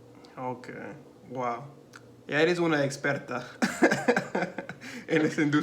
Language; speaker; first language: Spanish; non-native, learner; English